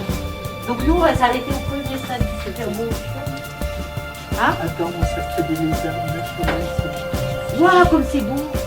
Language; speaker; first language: French; native; French